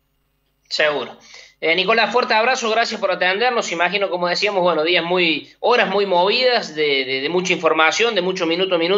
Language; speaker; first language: Spanish; native; Spanish